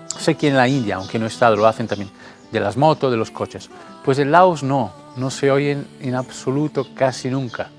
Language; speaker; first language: Spanish; non-native, fluent; Italian